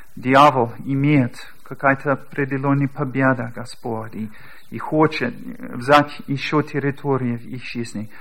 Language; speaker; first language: Russian; non-native, learner; English